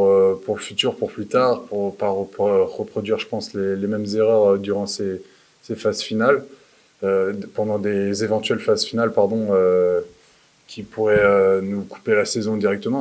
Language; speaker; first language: French; native; French